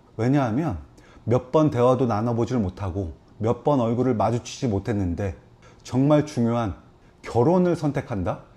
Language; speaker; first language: Korean; native; Korean